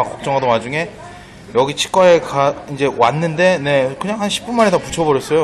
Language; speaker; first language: Korean; native; Korean